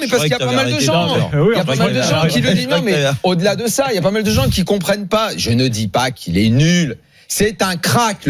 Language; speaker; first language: French; native; French